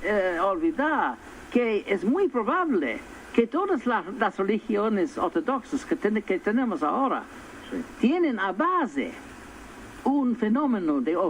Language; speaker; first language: Spanish; non-native, fluent; English